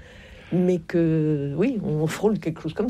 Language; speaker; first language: French; native; French